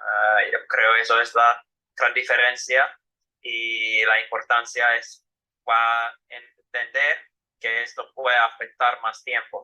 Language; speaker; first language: Spanish; non-native, fluent; Finnish